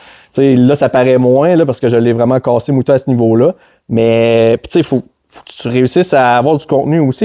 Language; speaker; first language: French; native; French